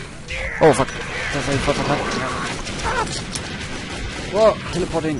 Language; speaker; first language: German; native; German